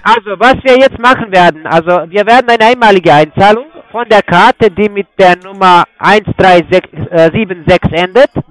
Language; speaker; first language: German; non-native, fluent; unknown